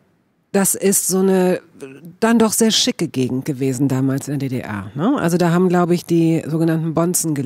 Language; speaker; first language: German; native; German